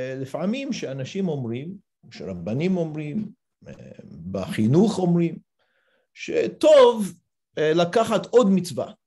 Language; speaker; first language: Hebrew; non-native, fluent; English